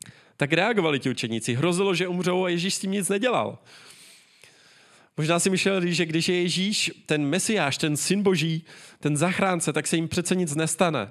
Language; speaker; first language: Czech; native; Czech